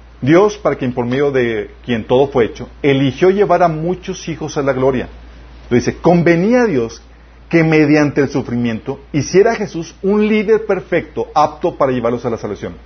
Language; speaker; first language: Spanish; native; Spanish